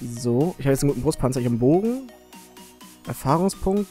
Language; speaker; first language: German; native; German